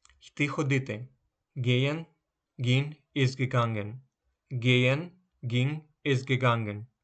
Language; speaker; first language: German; non-native, fluent; Ukrainian